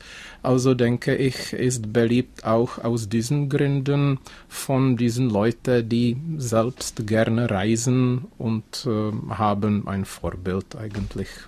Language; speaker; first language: German; non-native, fluent; Czech